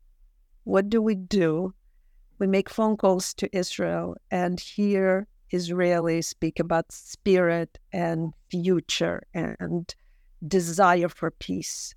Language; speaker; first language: English; non-native, fluent; Russian